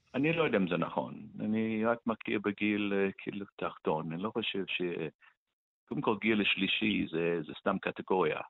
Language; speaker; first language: Hebrew; non-native, fluent; English